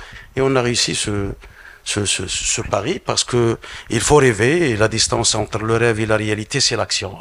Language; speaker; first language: French; non-native, local second language; Arabic